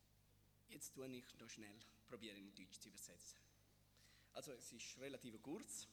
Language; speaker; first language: German; non-native, fluent; Italian